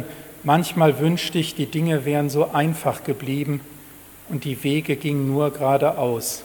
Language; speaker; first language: German; native; German